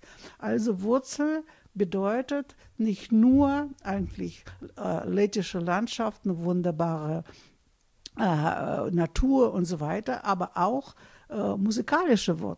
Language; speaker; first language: German; non-native, fluent; Russian